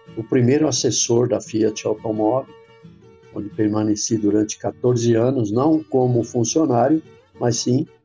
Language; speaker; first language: Portuguese; native; Portuguese